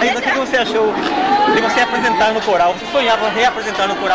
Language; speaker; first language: Portuguese; native; Portuguese